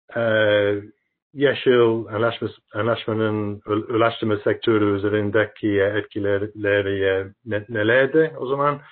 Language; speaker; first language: Turkish; non-native, learner; English